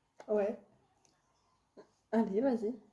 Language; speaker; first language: French; native; French